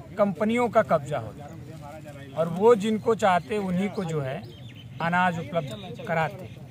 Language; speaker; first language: Hindi; native; Hindi